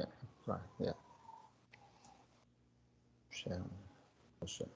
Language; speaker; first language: English; non-native, learner; Vietnamese